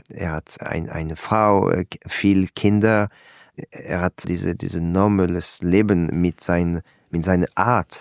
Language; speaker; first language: German; non-native, learner; French